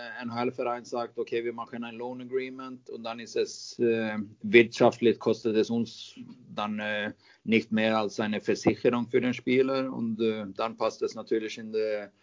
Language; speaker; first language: German; non-native, fluent; Swedish